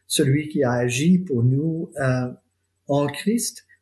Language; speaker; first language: French; non-native, fluent; English